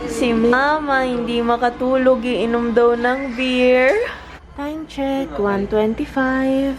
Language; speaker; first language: Filipino; early bilingual, heritage; Filipino